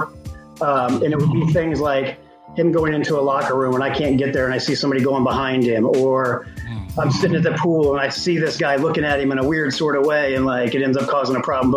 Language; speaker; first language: English; native; English